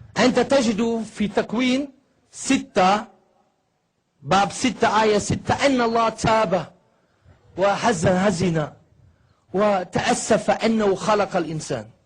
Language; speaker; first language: Egyptian Arabic; non-native, fluent; German